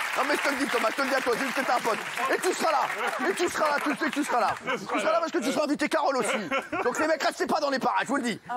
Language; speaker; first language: French; native; French